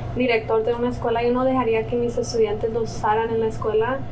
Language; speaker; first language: Spanish; early bilingual, other home language; English